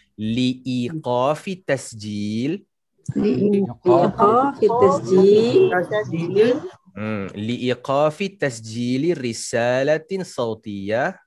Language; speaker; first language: Arabic; non-native, fluent; Malay